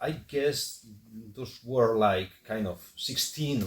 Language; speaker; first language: English; non-native, fluent; Spanish